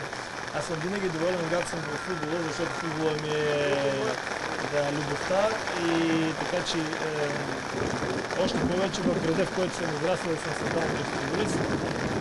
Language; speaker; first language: Bulgarian; native; Bulgarian